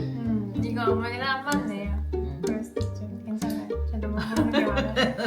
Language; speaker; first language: Korean; non-native, learner; Turkish